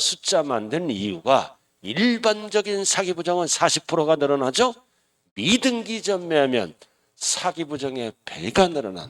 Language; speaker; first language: Korean; native; Korean